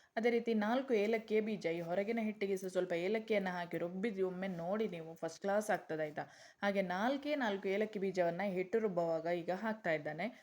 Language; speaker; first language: Kannada; non-native, local second language; Konkani